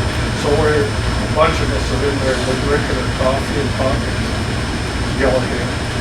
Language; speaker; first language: English; native; English